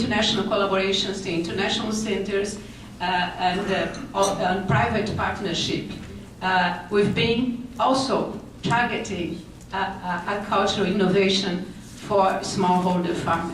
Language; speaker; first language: English; non-native, fluent; Portuguese